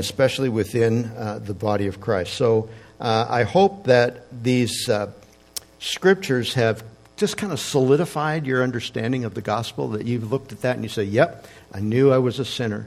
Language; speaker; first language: English; native; English